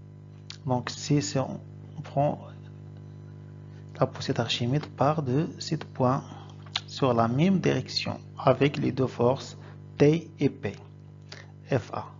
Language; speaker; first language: French; non-native, local second language; Arabic